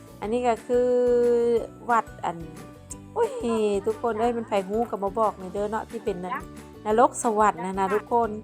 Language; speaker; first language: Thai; non-native, local second language; Lao